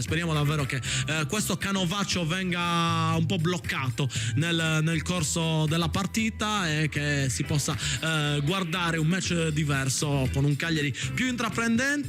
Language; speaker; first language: Italian; native; Italian